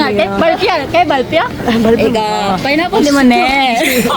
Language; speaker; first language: Korean; non-native, learner; Filipino